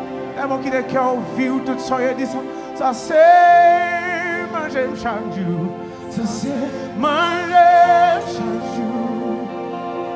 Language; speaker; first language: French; non-native, local second language; Haitian Creole